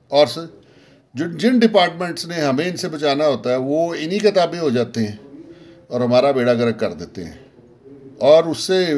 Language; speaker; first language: Urdu; native; Urdu